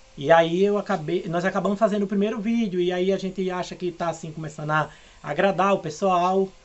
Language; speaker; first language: Portuguese; native; Portuguese